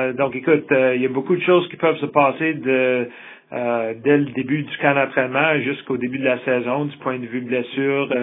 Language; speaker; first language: French; native; French